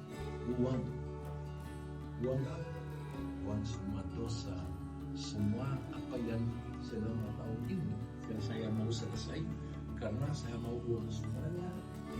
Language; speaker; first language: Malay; non-native, learner; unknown